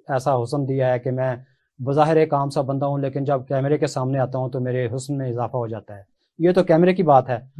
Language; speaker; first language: Urdu; native; Urdu